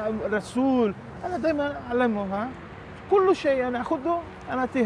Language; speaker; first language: Arabic; non-native, learner; Portuguese